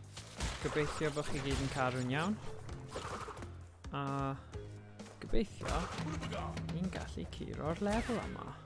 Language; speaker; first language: Welsh; native; Welsh